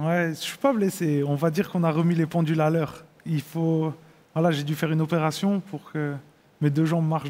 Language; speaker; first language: French; native; French